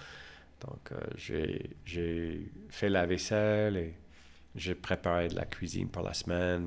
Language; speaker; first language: French; non-native, fluent; English